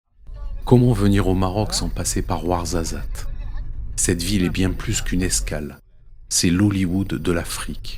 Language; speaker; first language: French; native; French